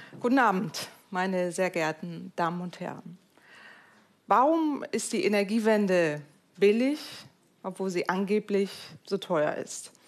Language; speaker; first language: German; native; German